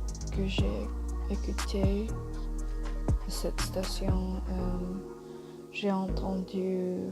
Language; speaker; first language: French; non-native, learner; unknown